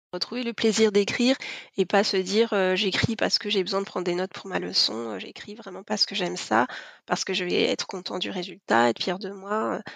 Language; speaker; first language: French; native; French